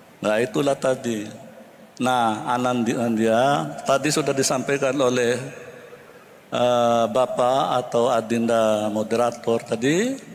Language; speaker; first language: Indonesian; non-native, local second language; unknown